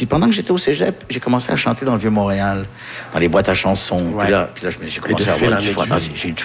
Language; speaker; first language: French; early bilingual, other home language; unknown